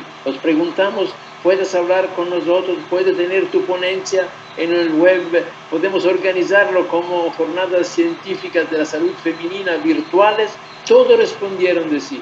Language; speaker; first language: Spanish; non-native, fluent; Italian